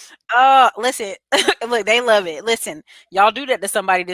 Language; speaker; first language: English; native; English